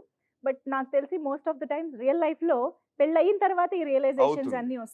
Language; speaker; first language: Telugu; native; Telugu